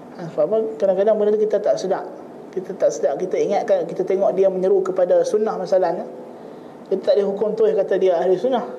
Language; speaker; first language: Malay; native; Malay